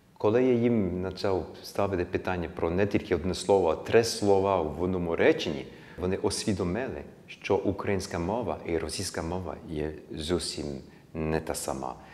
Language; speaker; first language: Ukrainian; early bilingual, heritage; Ukrainian